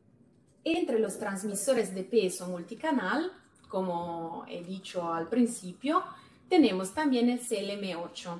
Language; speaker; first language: Spanish; non-native, fluent; Italian